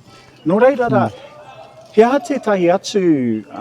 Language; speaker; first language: Māori; non-native, local second language; English